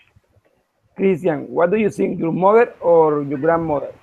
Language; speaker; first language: English; non-native, learner; Spanish